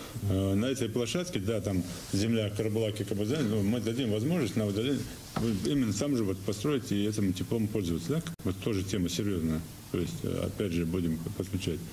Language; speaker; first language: Russian; native; Russian